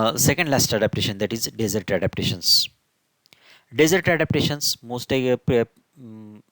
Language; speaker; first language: English; non-native, local second language; Marathi